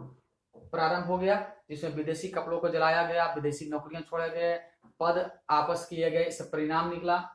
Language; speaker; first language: Hindi; native; Hindi